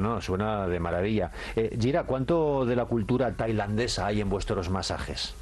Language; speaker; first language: Spanish; native; Spanish